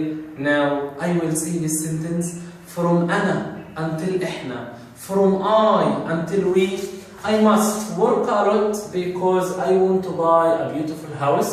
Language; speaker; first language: English; non-native, fluent; Arabic